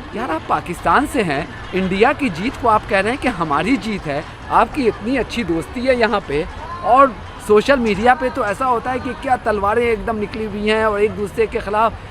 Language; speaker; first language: Urdu; native; Urdu